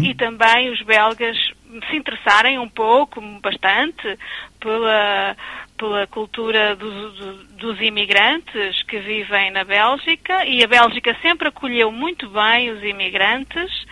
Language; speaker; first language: Portuguese; early bilingual, other home language; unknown